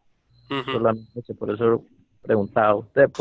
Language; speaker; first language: Spanish; native; Spanish